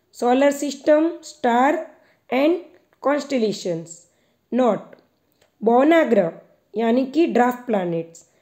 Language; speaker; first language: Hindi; non-native, local second language; Gujarati